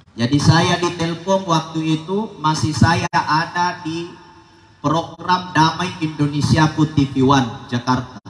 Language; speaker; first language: Indonesian; non-native, local second language; Buginese